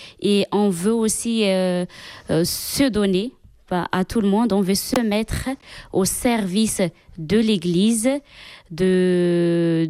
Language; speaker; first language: French; non-native, local second language; Malagasy